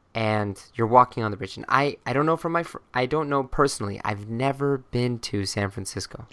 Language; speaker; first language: English; native; English